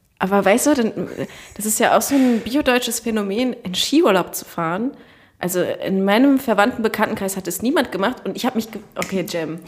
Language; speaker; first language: German; early bilingual, other home language; Turkish